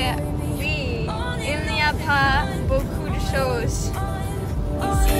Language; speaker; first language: French; non-native, learner; English